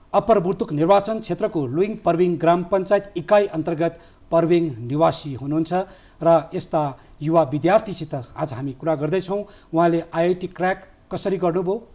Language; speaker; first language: Nepali; native; Nepali